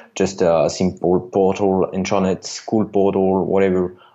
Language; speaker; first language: English; non-native, fluent; French